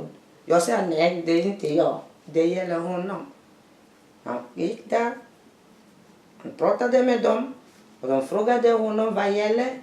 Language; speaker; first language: Swedish; non-native, learner; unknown